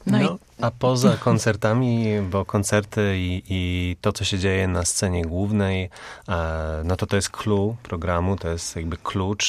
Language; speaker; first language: Polish; native; Polish